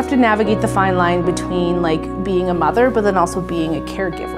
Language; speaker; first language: English; native; English